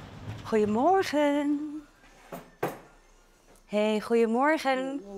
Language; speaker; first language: Dutch; native; Dutch